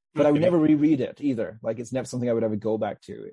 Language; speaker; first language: English; native; English